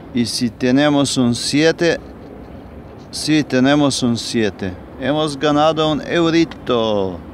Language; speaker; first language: Spanish; non-native, fluent; Romanian